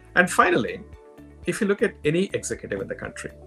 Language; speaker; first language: English; non-native, local second language; Telugu